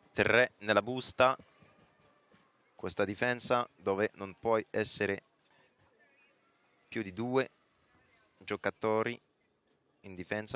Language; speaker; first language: Italian; non-native, fluent; French